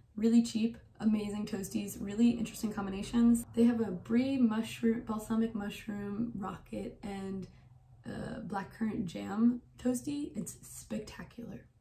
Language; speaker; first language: English; native; English